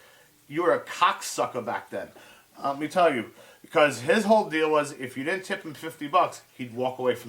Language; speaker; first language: English; native; English